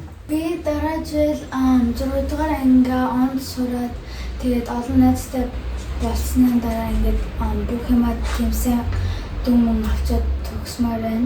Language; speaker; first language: Mongolian; early bilingual, heritage; Mongolian